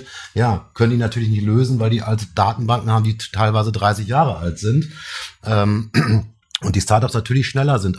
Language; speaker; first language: German; native; German